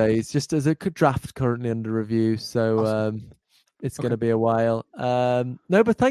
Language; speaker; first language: English; native; English